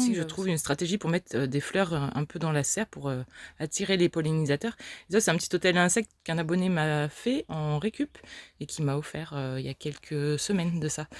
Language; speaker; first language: French; native; French